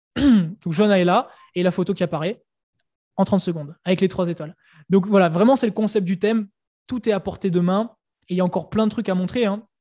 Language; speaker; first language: French; native; French